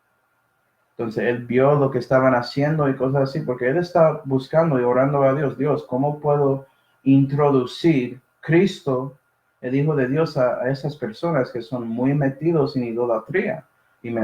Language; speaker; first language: Spanish; early bilingual, heritage; Spanish